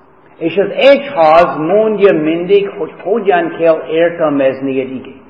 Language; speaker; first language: Hungarian; non-native, fluent; English